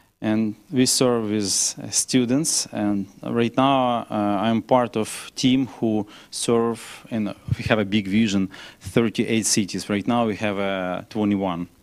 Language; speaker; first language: English; non-native, learner; Ukrainian